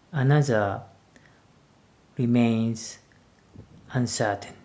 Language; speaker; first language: English; non-native, learner; Japanese